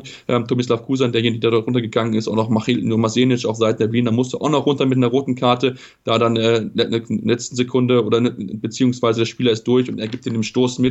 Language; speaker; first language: German; native; German